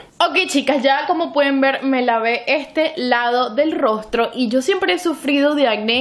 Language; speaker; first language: Spanish; native; Spanish